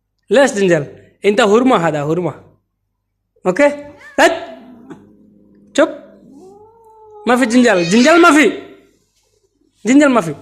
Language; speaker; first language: Arabic; non-native, learner; Bangla